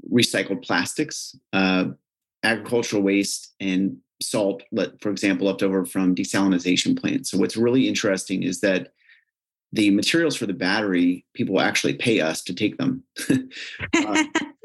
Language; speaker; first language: English; native; English